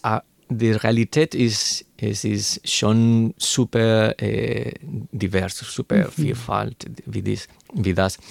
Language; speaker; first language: German; non-native, learner; Spanish